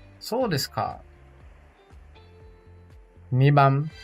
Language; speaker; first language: Japanese; non-native, learner; Portuguese